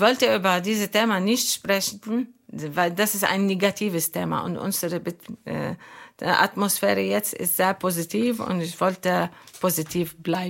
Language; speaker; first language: German; non-native, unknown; Arabic